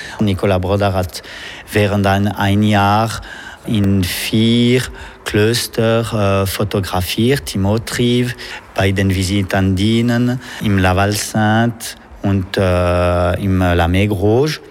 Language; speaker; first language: German; non-native, local second language; French